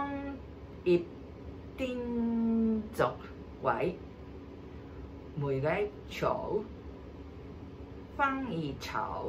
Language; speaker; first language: Cantonese; non-native, learner; Japanese